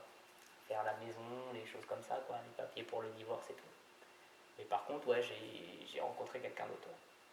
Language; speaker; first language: French; native; French